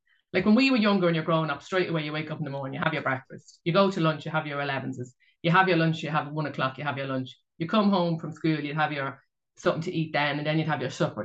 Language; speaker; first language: English; native; English